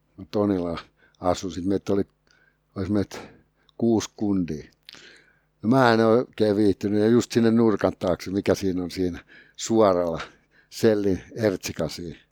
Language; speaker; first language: Finnish; native; Finnish